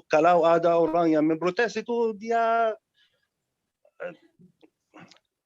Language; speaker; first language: Indonesian; non-native, learner; Arabic